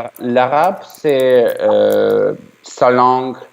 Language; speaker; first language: French; non-native, learner; Ukrainian